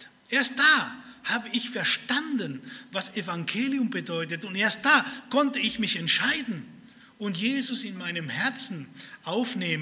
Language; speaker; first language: German; early bilingual, other home language; Spanish